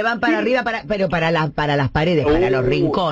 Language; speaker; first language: Spanish; native; Spanish